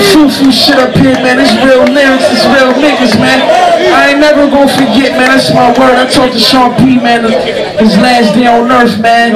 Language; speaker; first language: English; native; English